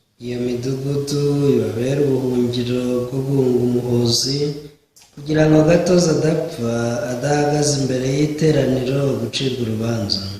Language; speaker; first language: Kinyarwanda; native; Kinyarwanda